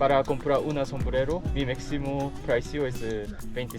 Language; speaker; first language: Spanish; non-native, learner; Korean